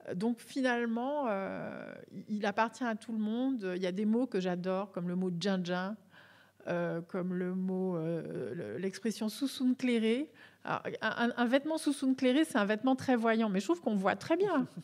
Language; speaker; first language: French; native; French